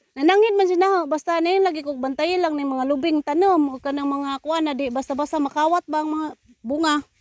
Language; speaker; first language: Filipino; non-native, local second language; Cebuano